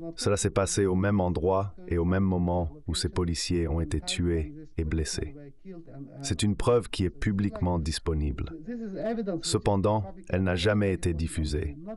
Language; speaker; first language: French; non-native, fluent; Ukrainian